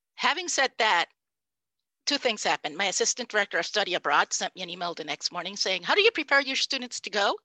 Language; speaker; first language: English; non-native, fluent; Spanish